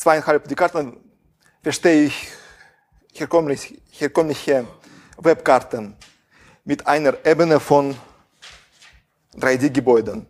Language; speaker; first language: German; non-native, fluent; Russian